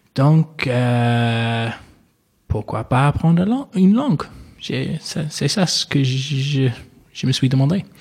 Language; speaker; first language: French; non-native, learner; English